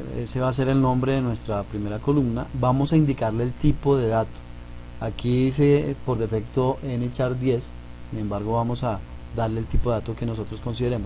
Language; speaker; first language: Spanish; native; Spanish